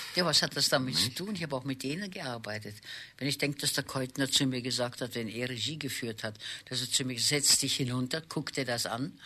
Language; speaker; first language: German; native; German